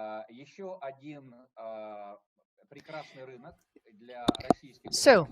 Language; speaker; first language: Russian; native; Russian